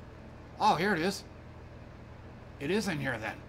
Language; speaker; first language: English; native; English